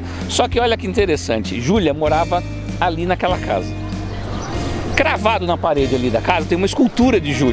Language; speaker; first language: Portuguese; native; Portuguese